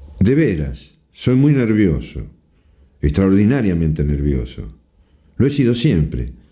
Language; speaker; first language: Spanish; native; Spanish